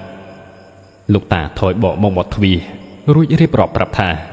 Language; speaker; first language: Khmer; native; Khmer